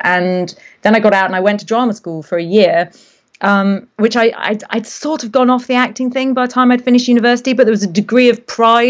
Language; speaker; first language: English; native; English